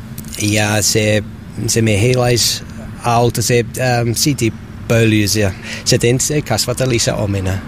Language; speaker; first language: Finnish; non-native, learner; English